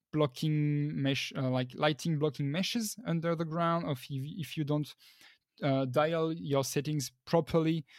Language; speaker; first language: English; non-native, fluent; French